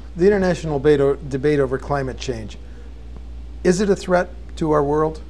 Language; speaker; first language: English; native; English